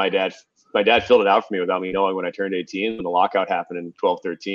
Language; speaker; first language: English; native; English